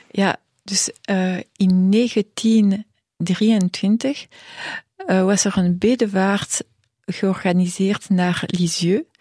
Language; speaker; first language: Dutch; non-native, local second language; French